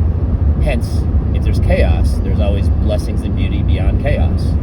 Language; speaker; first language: English; native; English